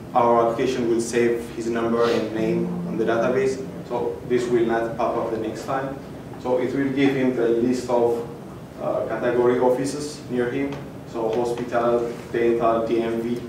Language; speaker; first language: English; non-native, fluent; Amharic